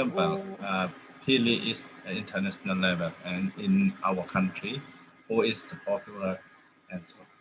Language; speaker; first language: English; non-native, learner; Tedim Chin